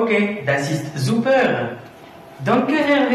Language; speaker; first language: German; non-native, learner; French